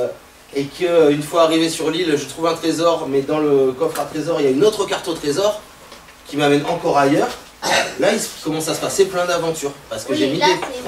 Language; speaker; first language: French; native; French